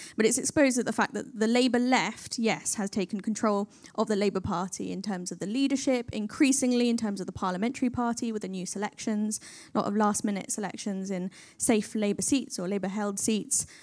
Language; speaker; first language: English; native; English